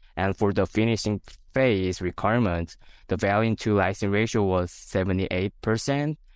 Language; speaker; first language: English; non-native, fluent; Korean